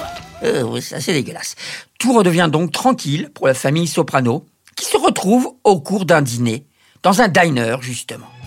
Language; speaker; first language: French; native; French